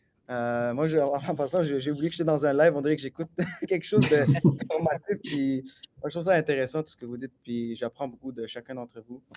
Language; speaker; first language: French; native; French